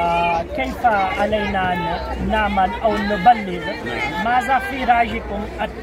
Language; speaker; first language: Arabic; non-native, fluent; Urdu